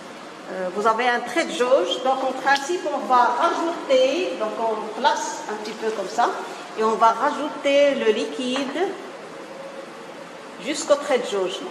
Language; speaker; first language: French; non-native, local second language; Arabic